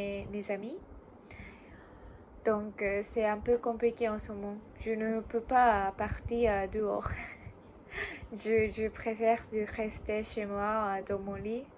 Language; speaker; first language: French; non-native, learner; Japanese